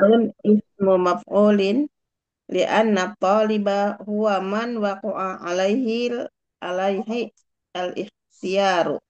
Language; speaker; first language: Arabic; non-native, learner; Indonesian